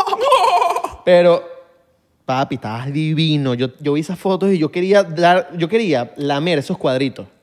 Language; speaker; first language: Spanish; native; Spanish